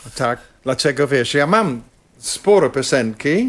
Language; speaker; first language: Polish; non-native, fluent; English